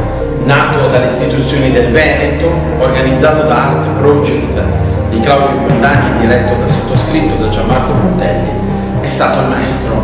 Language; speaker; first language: Italian; native; Italian